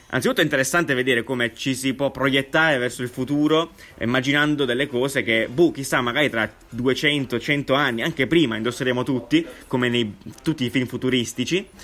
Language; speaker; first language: Italian; native; Italian